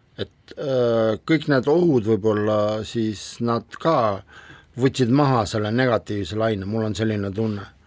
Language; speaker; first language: Estonian; non-native, local second language; Russian